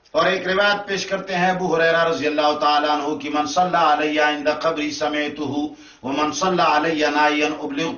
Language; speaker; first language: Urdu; non-native, local second language; Pashto